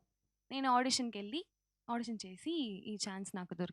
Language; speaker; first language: Telugu; non-native, learner; Tamil